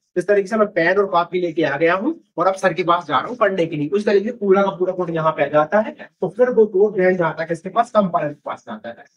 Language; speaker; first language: Hindi; native; Hindi